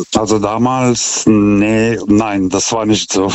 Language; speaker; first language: German; non-native, fluent; Lithuanian